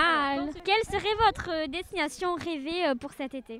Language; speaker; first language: French; native; French